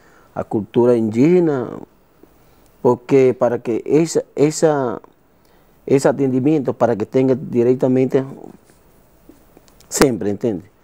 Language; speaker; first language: Portuguese; non-native, learner; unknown